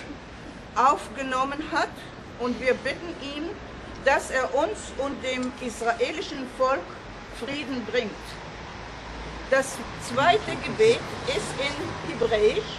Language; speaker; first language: German; non-native, fluent; Hebrew